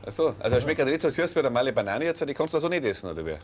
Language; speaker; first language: German; native; German